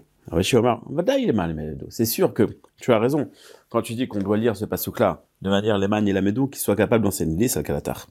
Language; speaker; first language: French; native; French